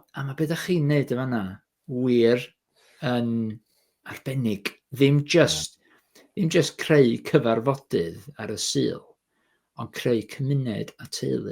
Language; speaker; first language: Welsh; native; Welsh